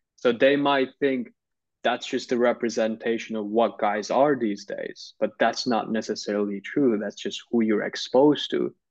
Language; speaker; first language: English; non-native, fluent; Turkish